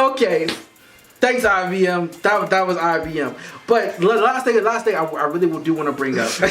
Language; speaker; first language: English; native; English